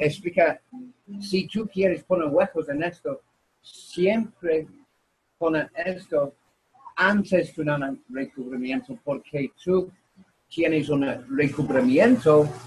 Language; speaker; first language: Spanish; non-native, learner; English